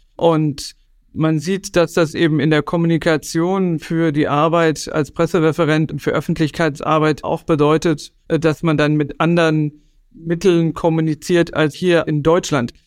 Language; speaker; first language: German; native; German